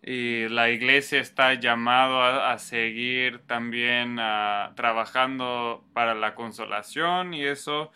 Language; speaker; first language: Spanish; non-native, fluent; English